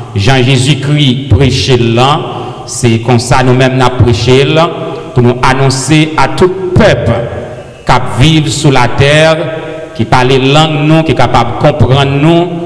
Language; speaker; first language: French; native; French